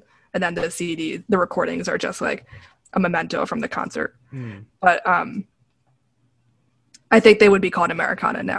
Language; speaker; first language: English; native; English